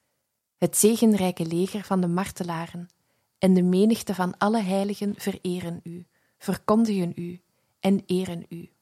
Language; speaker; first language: Dutch; native; Dutch